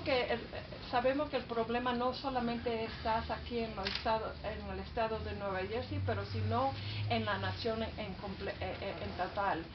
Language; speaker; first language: Spanish; early bilingual, heritage; Spanish